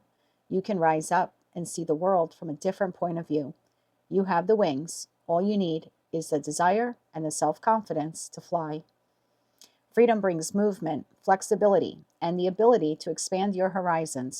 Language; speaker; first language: English; native; English